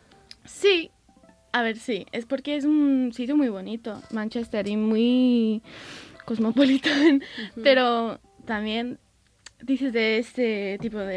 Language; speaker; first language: Spanish; early bilingual, heritage; English